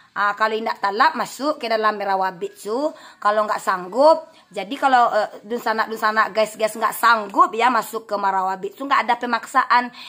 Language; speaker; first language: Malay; non-native, local second language; Minangkabau